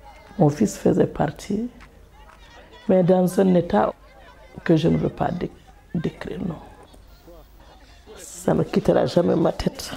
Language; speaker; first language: French; non-native, local second language; Fula